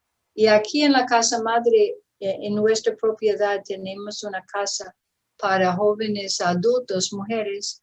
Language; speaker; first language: Spanish; non-native, fluent; English